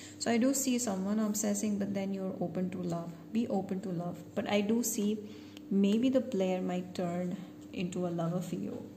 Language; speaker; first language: English; non-native, local second language; Hindi